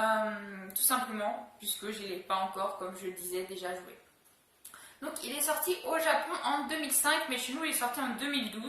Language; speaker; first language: French; native; French